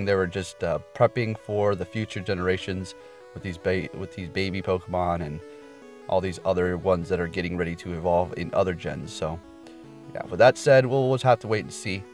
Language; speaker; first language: English; native; English